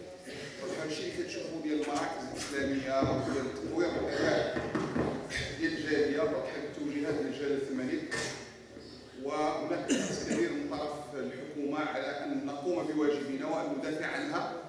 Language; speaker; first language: Arabic; native; Arabic